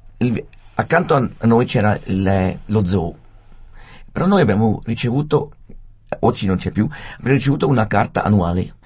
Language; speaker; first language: Italian; non-native, fluent; Swiss German